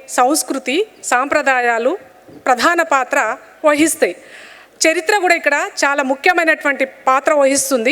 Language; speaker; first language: Telugu; non-native, local second language; Lambadi